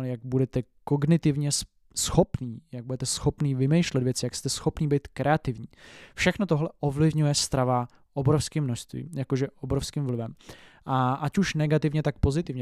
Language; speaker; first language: Czech; native; Czech